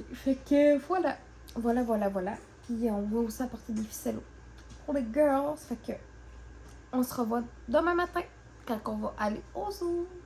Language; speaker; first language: French; native; French